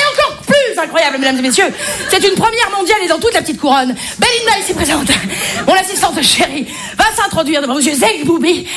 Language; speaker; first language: French; native; French